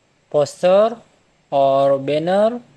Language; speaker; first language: English; non-native, learner; Indonesian